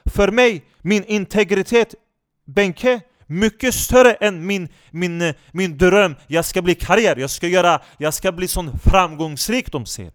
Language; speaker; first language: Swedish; non-native, fluent; Turkish